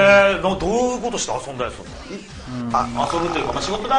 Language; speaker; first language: Japanese; native; Japanese